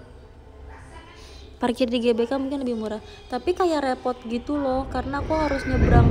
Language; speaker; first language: Indonesian; native; Indonesian